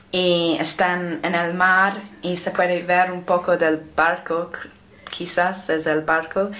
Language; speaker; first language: Spanish; non-native, fluent; English